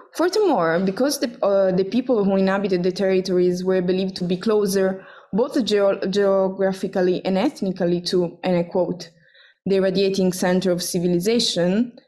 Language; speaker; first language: English; non-native, fluent; Italian